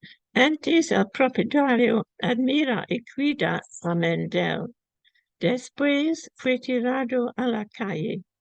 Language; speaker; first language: Spanish; non-native, fluent; English